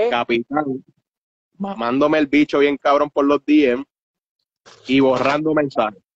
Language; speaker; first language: Spanish; native; Spanish